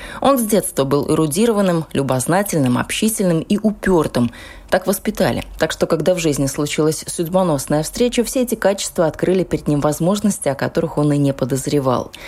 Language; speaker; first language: Russian; native; Russian